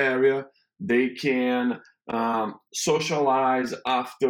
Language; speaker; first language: English; non-native, learner; Portuguese